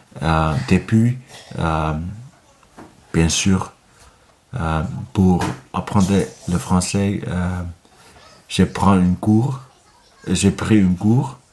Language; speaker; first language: French; non-native, learner; Finnish